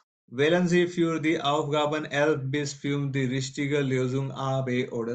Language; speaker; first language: German; non-native, fluent; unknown